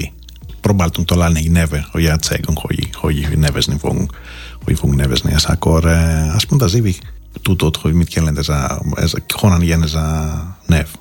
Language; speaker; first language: Hungarian; non-native, learner; Greek